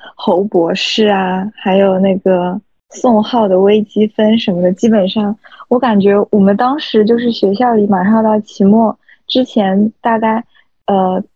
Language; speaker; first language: Chinese; native; Chinese